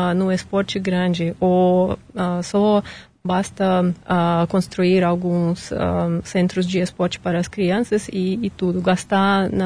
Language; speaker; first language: Portuguese; non-native, fluent; Russian